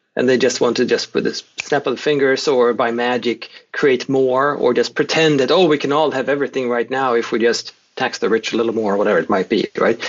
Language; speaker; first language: English; non-native, fluent; Swedish